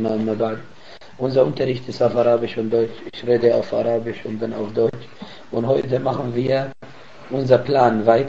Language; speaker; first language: German; non-native, fluent; Arabic